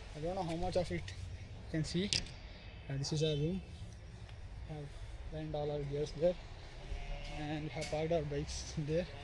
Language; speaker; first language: English; non-native, local second language; Kannada